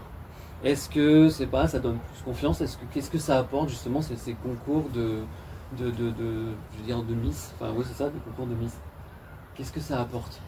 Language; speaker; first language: French; native; French